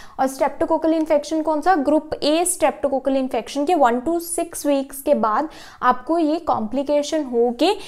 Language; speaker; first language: Hindi; native; Hindi